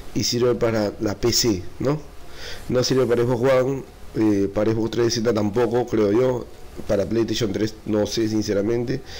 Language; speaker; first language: Spanish; native; Spanish